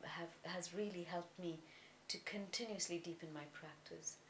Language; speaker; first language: English; non-native, local second language; Tamil